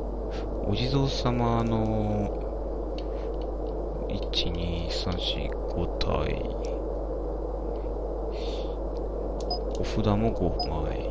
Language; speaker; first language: Japanese; native; Japanese